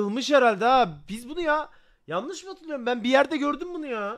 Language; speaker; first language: Turkish; native; Turkish